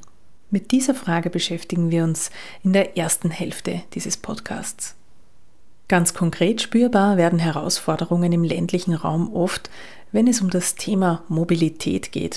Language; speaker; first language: German; native; German